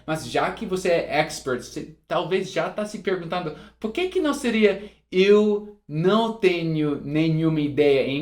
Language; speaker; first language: Portuguese; non-native, fluent; English